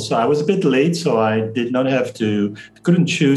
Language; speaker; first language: English; non-native, fluent; Dutch